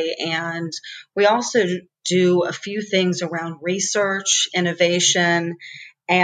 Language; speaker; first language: English; native; English